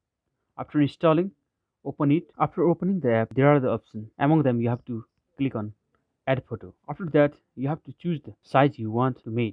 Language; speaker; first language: English; non-native, fluent; Nepali